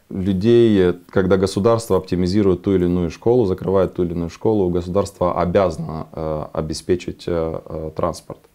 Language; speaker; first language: Russian; non-native, local second language; Romanian